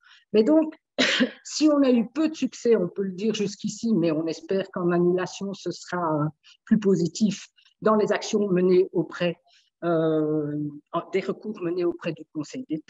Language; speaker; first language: French; native; French